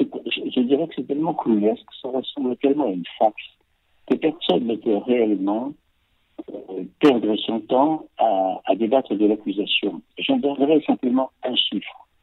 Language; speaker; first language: French; native; French